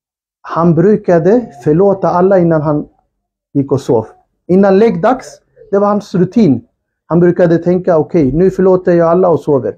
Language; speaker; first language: Swedish; non-native, fluent; Urdu